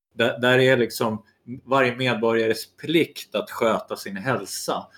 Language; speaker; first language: Swedish; native; Swedish